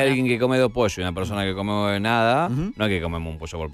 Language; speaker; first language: Spanish; native; Spanish